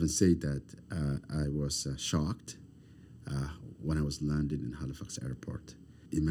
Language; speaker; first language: English; non-native, fluent; Somali